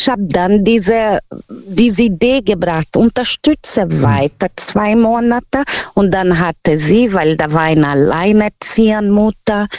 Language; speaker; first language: German; non-native, learner; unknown